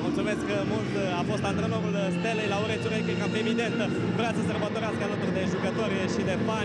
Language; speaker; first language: Romanian; native; Romanian